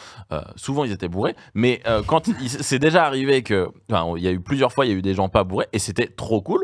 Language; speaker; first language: French; native; French